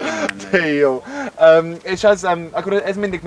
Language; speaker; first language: Hungarian; non-native, learner; English